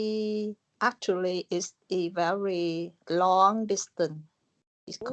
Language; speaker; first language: English; non-native, learner; Vietnamese